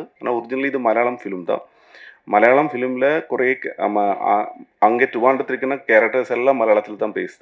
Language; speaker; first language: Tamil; non-native, learner; Malayalam